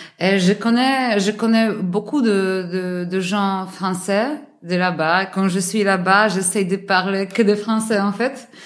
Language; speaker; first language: French; non-native, learner; Polish